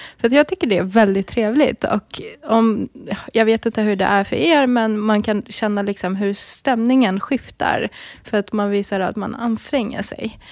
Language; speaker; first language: Swedish; early bilingual, other home language; Arabic